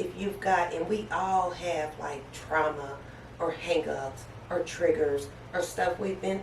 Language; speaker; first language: English; native; English